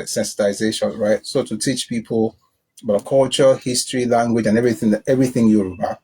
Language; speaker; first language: English; non-native, local second language; Yoruba